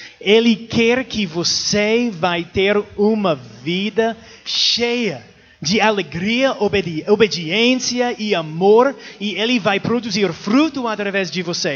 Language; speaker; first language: Portuguese; non-native, learner; English